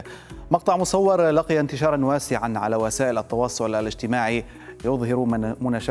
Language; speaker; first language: Arabic; native; Arabic